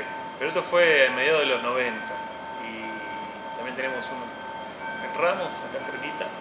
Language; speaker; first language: Spanish; native; Spanish